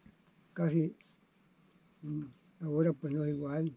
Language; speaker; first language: Spanish; native; Spanish